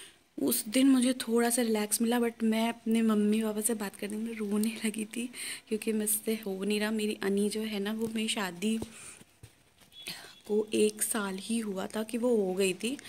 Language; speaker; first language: Hindi; native; Hindi